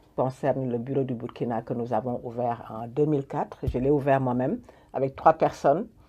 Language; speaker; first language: French; non-native, local second language; Wolof